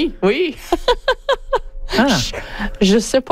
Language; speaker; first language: French; non-native, local second language; English